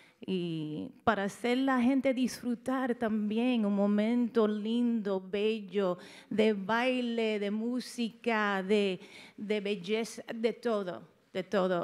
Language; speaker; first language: Spanish; early bilingual, heritage; English